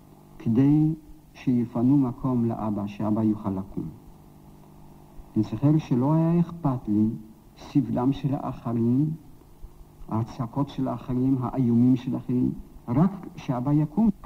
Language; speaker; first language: Hebrew; non-native, fluent; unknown